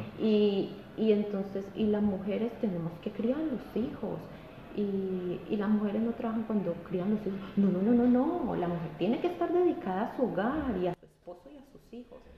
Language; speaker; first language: Spanish; native; Spanish